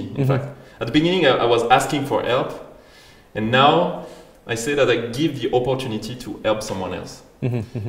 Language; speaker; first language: English; non-native, fluent; French